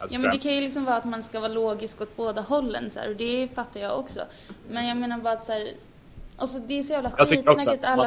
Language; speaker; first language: Swedish; native; Swedish